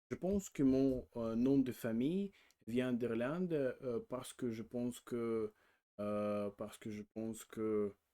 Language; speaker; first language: French; non-native, learner; Russian